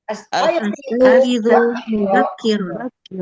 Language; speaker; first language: Arabic; non-native, learner; Indonesian